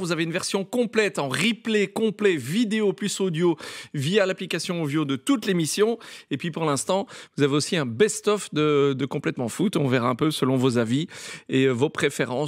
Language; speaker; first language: French; native; French